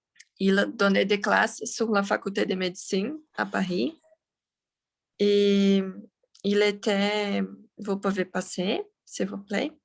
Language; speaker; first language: French; non-native, learner; Portuguese